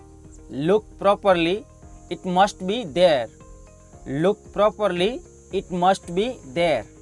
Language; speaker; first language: English; non-native, fluent; Hindi